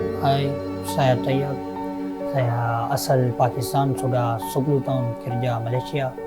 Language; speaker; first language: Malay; non-native, learner; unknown